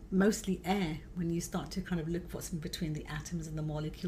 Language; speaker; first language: English; native; English